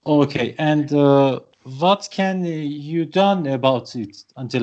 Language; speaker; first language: English; non-native, learner; Persian